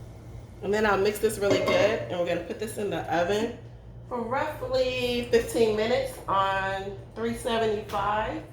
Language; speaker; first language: English; native; English